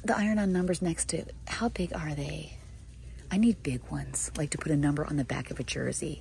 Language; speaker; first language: English; native; English